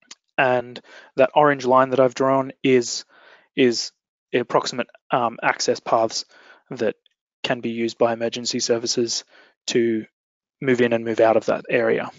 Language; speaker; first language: English; native; English